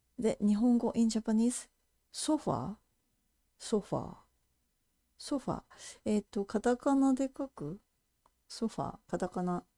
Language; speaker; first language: Japanese; native; Japanese